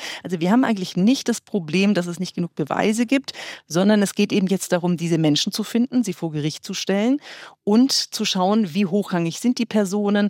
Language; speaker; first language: German; native; German